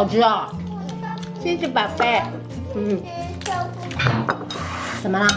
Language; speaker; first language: Chinese; native; Chinese